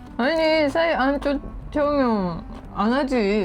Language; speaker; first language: Korean; non-native, learner; Japanese